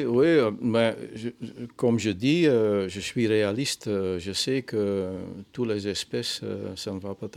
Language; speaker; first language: French; non-native, fluent; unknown